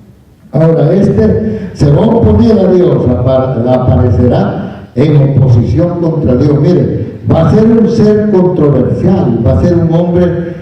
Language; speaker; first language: Spanish; native; Spanish